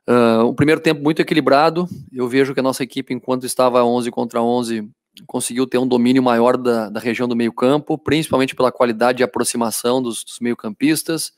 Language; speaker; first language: Portuguese; native; Portuguese